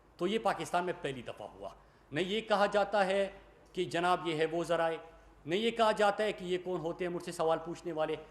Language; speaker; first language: Urdu; non-native, local second language; Pashto